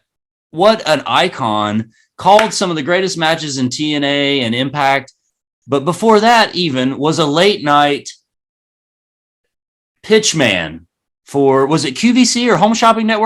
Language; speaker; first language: English; native; English